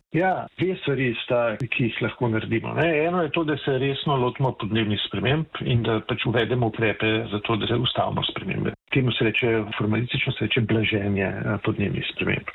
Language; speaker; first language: Slovenian; native; Slovenian